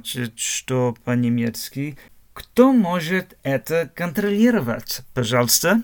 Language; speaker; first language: Russian; non-native, fluent; German